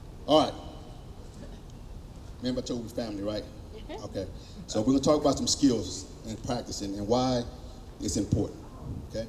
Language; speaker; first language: English; native; English